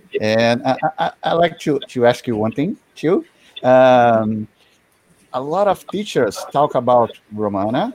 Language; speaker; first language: English; non-native, learner; Portuguese